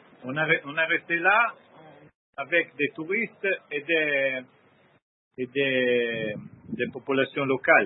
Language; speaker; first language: French; non-native, learner; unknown